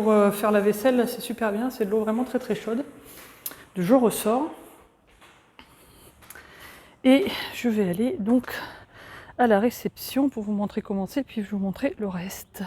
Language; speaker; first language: French; native; French